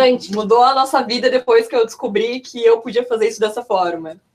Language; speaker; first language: Portuguese; native; Portuguese